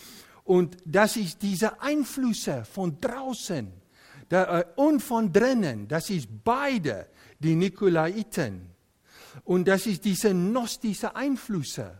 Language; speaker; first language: German; non-native, fluent; Dutch